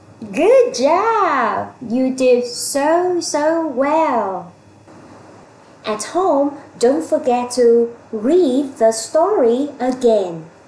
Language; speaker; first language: English; non-native, fluent; Vietnamese